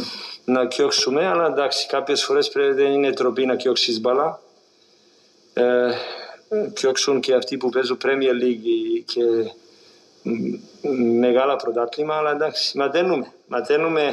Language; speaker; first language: Greek; non-native, fluent; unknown